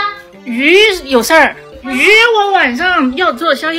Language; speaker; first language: Chinese; native; Chinese